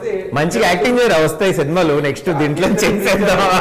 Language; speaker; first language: Telugu; native; Telugu